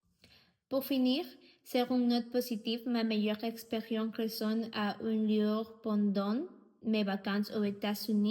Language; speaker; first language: French; non-native, learner; Spanish